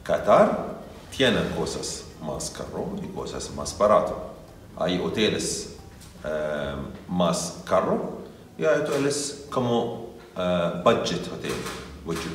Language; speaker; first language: Spanish; non-native, learner; Arabic